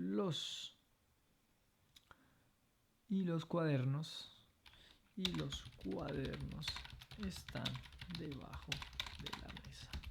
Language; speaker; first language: Spanish; non-native, fluent; French